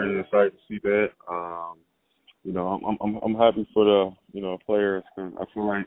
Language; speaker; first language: English; native; English